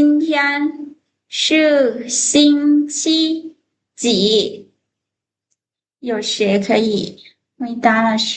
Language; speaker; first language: Chinese; non-native, fluent; Lao